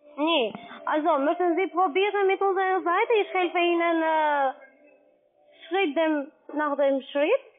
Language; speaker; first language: German; non-native, learner; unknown